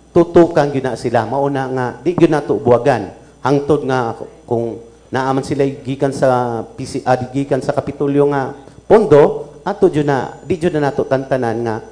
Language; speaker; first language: Cebuano; native; Cebuano